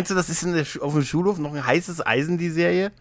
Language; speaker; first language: German; native; German